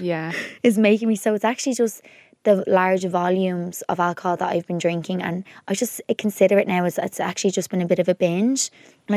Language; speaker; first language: English; native; English